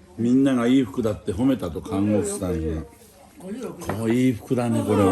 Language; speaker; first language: Japanese; native; Japanese